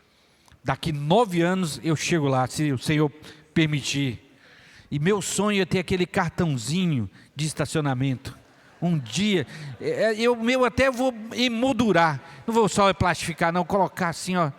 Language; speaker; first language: Portuguese; native; Portuguese